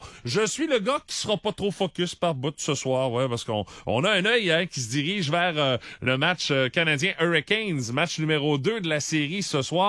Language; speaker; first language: French; native; French